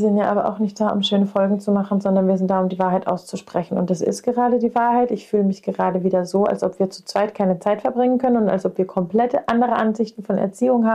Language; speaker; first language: German; native; German